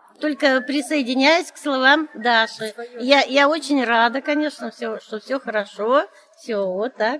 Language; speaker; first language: Russian; native; Russian